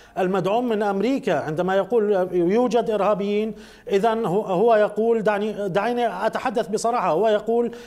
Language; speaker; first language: Arabic; native; Arabic